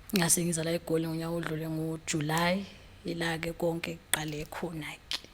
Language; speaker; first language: Zulu; native; Zulu